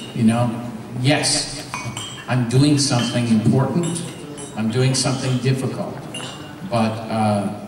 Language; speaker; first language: English; native; English